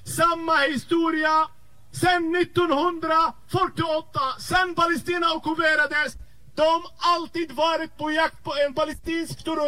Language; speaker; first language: Swedish; non-native, fluent; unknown